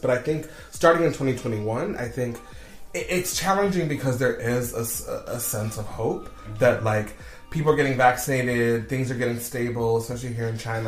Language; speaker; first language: English; native; English